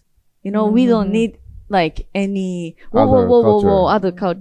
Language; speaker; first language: English; non-native, fluent; Japanese